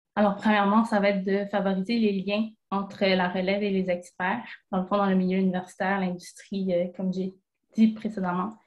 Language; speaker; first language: French; native; French